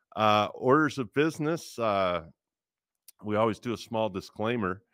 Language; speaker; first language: English; native; English